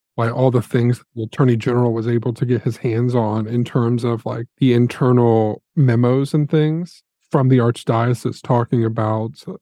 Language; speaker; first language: English; native; English